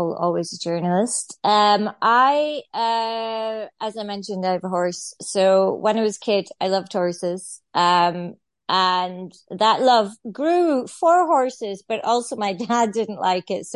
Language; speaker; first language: English; native; English